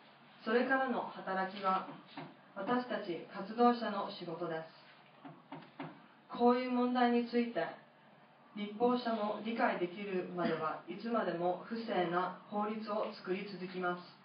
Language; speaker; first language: Japanese; non-native, fluent; English